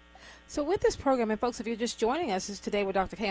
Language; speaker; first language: English; native; English